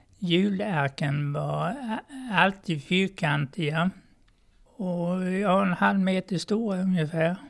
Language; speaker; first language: Swedish; native; Swedish